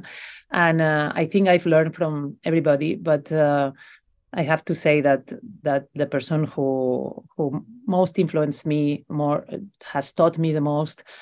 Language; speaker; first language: English; non-native, fluent; Spanish